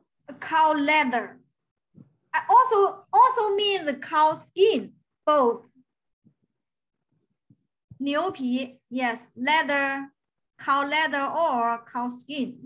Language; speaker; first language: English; non-native, fluent; Chinese